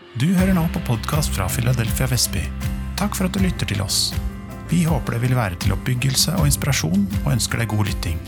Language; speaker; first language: Norwegian; native; Norwegian